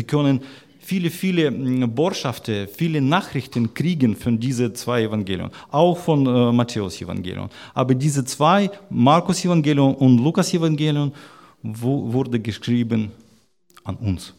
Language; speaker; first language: German; non-native, learner; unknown